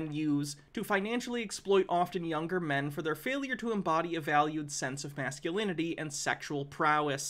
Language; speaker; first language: English; native; English